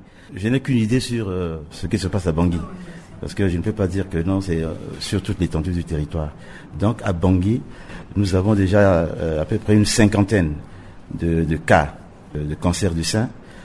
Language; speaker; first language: French; non-native, local second language; Sango